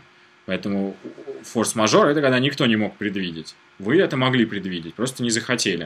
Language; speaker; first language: Russian; native; Russian